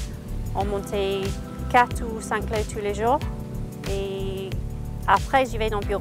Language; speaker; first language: French; non-native, fluent; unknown